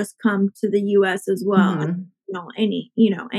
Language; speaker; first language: English; early bilingual, other home language; Spanish